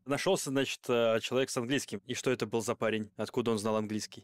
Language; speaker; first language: Russian; native; Russian